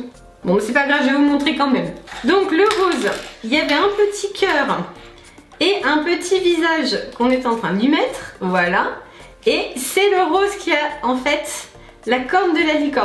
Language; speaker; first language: French; native; French